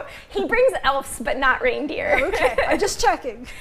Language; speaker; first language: English; native; English